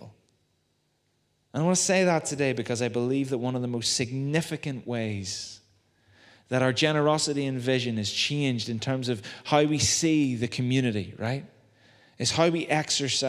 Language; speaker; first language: English; native; English